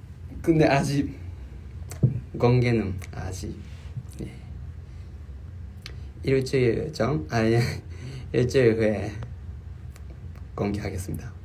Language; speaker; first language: Korean; non-native, learner; Japanese